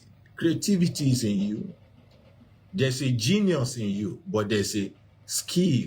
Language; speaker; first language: English; non-native, local second language; Yoruba